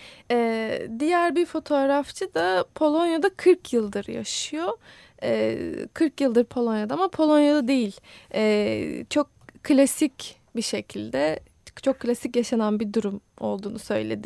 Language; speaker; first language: Turkish; native; Turkish